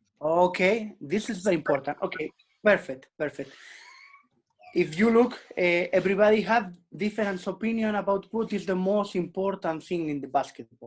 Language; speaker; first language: English; non-native, learner; Spanish